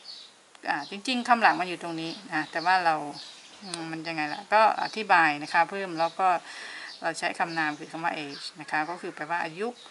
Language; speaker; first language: Thai; native; Thai